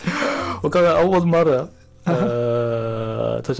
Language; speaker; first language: Arabic; non-native, fluent; Japanese